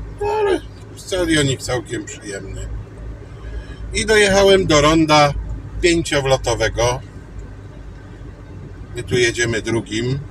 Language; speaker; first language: Polish; native; Polish